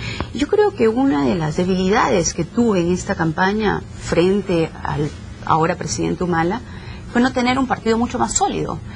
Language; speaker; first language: Spanish; native; Spanish